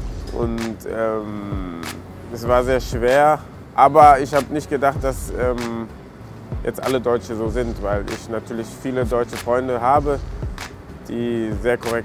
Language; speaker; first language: German; early bilingual, other home language; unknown